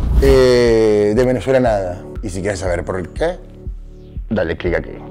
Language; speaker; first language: Spanish; native; Spanish